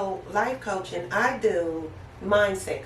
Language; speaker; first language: English; native; English